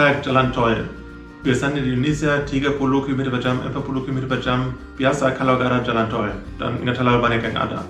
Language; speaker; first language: Indonesian; non-native, fluent; German